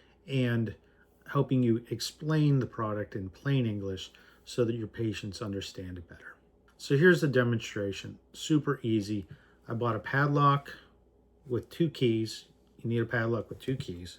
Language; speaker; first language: English; native; English